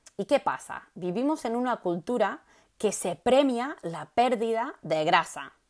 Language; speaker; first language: Spanish; non-native, fluent; English